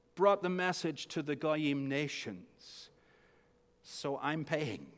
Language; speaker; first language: English; native; English